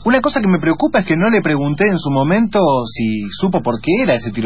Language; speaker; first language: Spanish; native; Spanish